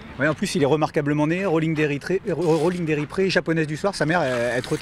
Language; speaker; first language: French; native; French